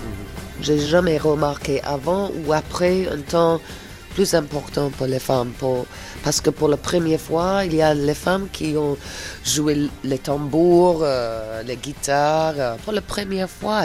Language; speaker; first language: French; non-native, fluent; English